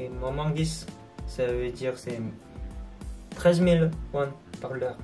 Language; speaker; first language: French; non-native, learner; Korean